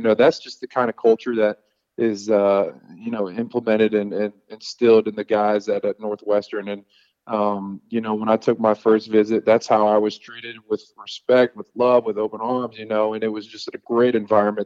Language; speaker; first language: English; native; English